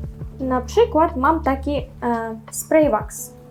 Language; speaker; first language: Polish; non-native, learner; Russian